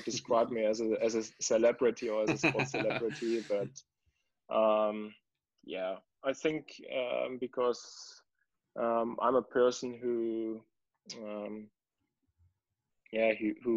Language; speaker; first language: English; non-native, fluent; German